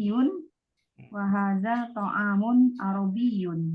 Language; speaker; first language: Arabic; non-native, learner; Indonesian